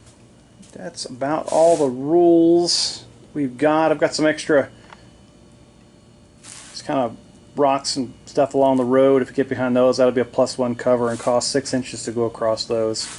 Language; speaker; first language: English; native; English